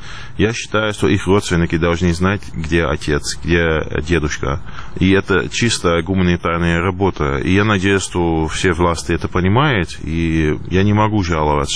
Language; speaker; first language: Russian; non-native, fluent; Dutch